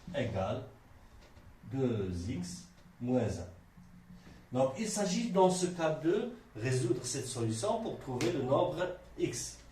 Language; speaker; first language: French; non-native, local second language; Arabic